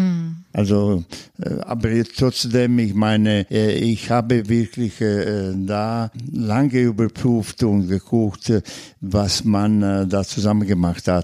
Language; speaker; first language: German; non-native, fluent; Italian